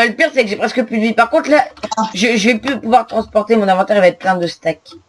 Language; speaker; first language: French; native; French